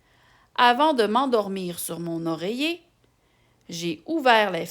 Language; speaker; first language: French; native; French